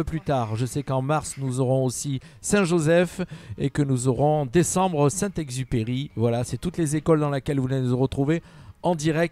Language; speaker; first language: French; native; French